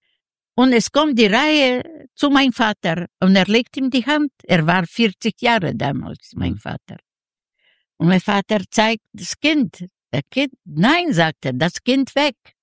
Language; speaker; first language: German; non-native, learner; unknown